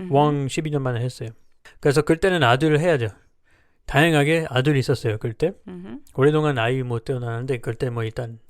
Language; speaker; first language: Korean; non-native, learner; French